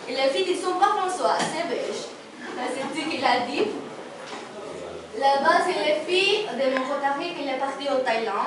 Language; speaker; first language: French; non-native, learner; Spanish